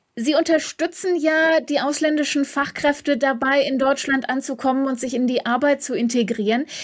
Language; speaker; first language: German; native; German